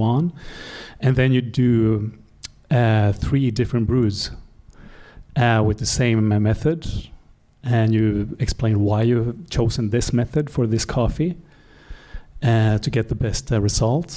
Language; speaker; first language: English; non-native, fluent; Swedish